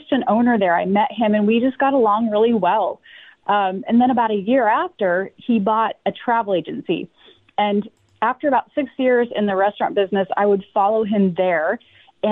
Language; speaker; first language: English; native; English